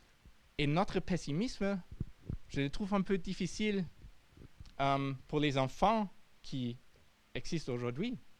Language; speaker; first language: French; non-native, fluent; German